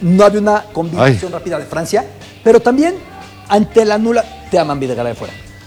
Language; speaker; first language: Spanish; native; Spanish